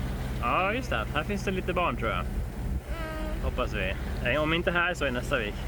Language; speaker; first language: Swedish; native; Swedish